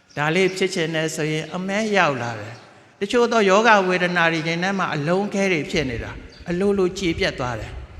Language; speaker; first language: Burmese; native; Burmese